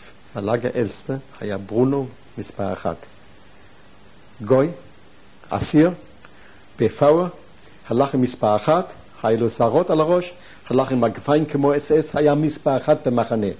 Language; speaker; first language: Hebrew; non-native, fluent; German